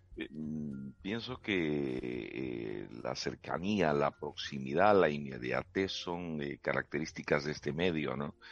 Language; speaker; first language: Spanish; native; Spanish